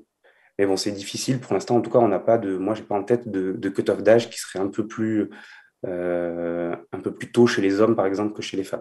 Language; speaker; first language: French; native; French